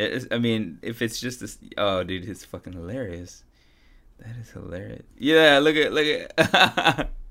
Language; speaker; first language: English; early bilingual, other home language; Spanish